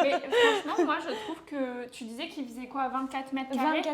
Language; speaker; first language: French; native; French